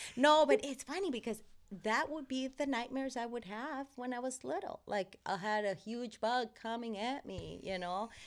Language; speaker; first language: English; non-native, fluent; Spanish